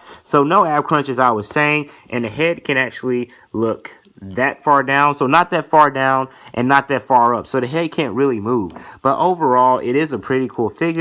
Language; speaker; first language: English; native; English